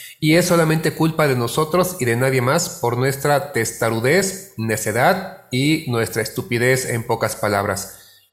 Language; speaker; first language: Spanish; native; Spanish